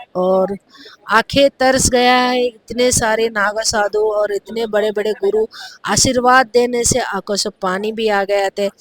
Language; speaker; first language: Hindi; non-native, local second language; Telugu